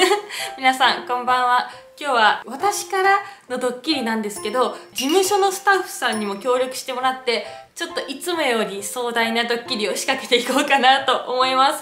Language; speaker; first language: Japanese; native; Japanese